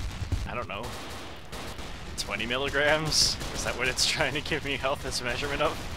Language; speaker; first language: English; native; English